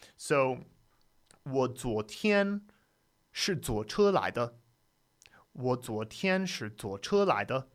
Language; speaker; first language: Chinese; non-native, fluent; English